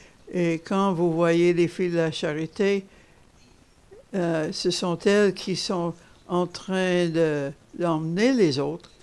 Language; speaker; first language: French; non-native, fluent; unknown